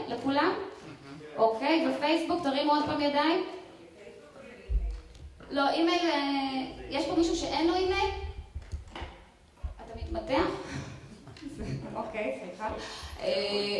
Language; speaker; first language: Hebrew; native; Hebrew